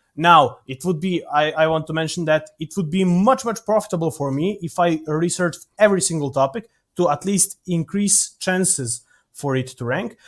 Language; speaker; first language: English; non-native, fluent; Serbian